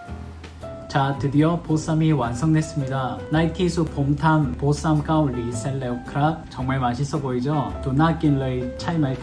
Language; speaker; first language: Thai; non-native, learner; Korean